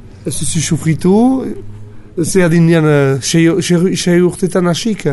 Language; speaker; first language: Basque; native; Basque